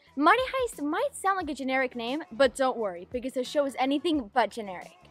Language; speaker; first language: English; native; English